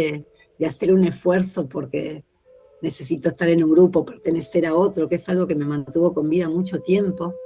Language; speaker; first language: Spanish; native; Spanish